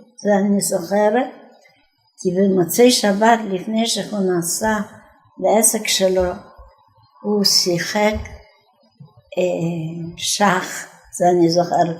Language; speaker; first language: Hebrew; non-native, fluent; Yiddish